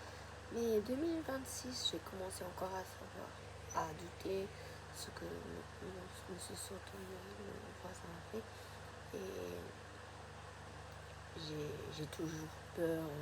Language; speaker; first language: French; non-native, fluent; Japanese